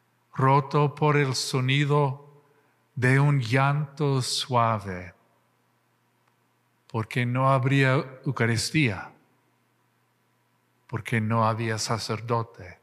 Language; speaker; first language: Spanish; non-native, fluent; English